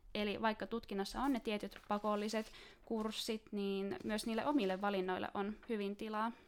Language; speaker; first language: Finnish; native; Finnish